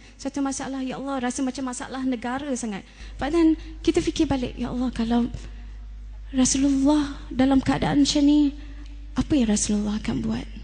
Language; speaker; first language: Malay; native; Malay